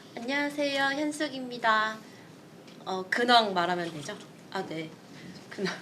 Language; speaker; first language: Korean; native; Korean